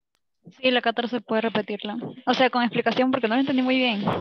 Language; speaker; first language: Spanish; native; Spanish